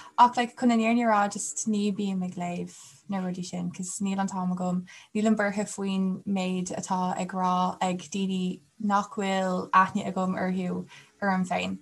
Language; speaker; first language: Irish; non-native, local second language; English